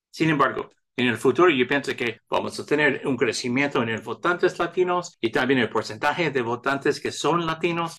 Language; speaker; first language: Spanish; early bilingual, heritage; English